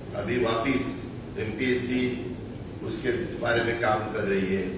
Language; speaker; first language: Hindi; non-native, local second language; Marathi